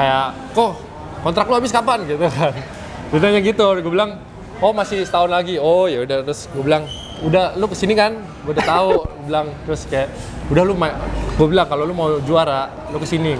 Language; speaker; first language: Indonesian; native; Indonesian